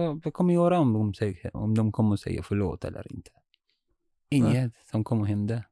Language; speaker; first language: Swedish; non-native, learner; Arabic